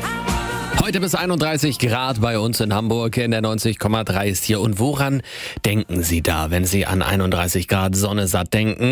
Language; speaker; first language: German; native; German